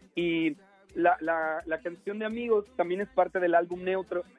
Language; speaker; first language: Spanish; native; Spanish